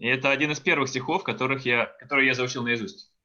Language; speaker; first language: Russian; native; Russian